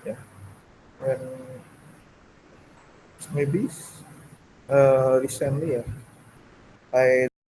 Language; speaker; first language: English; non-native, learner; Indonesian